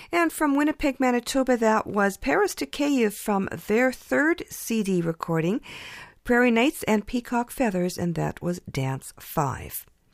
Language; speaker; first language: English; early bilingual, other home language; Ukrainian